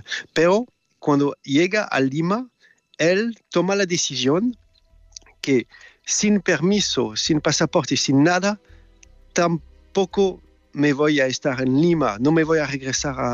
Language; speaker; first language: Spanish; non-native, fluent; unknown